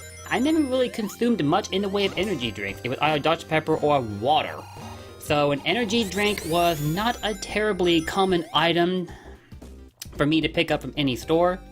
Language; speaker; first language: English; native; English